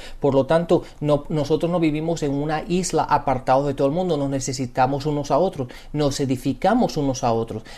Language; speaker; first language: Spanish; early bilingual, heritage; Spanish